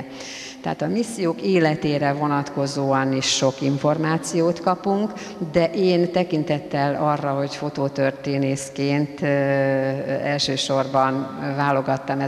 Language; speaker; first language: Hungarian; native; Hungarian